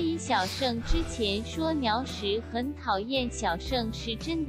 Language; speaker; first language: Chinese; native; Chinese